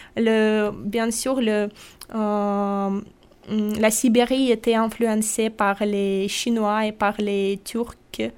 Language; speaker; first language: French; non-native, fluent; Russian